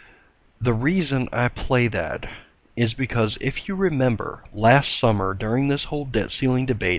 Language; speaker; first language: English; native; English